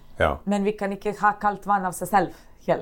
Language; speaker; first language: Norwegian; non-native, fluent; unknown